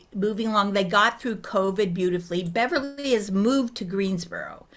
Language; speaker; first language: English; native; English